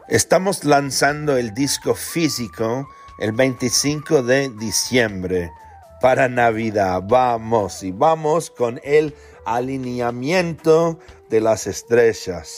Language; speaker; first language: Spanish; non-native, fluent; English